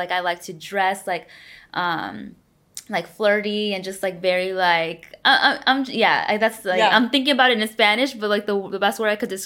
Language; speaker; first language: English; early bilingual, other home language; Spanish